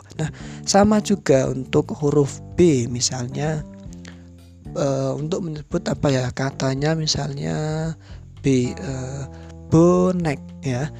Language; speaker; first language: Indonesian; non-native, local second language; Javanese